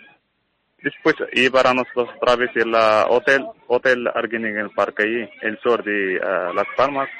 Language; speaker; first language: Spanish; non-native, learner; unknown